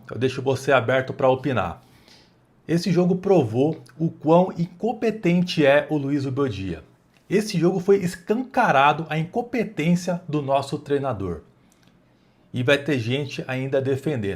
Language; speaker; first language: Portuguese; native; Portuguese